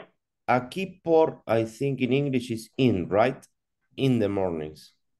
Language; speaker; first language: English; non-native, learner; Spanish